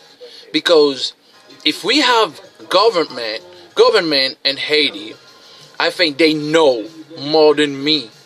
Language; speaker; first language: English; non-native, fluent; Haitian Creole